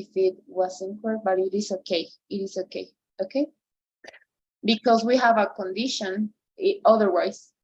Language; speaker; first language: English; non-native, fluent; Spanish